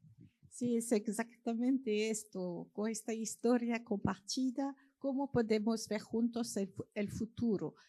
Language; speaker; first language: Spanish; non-native, fluent; French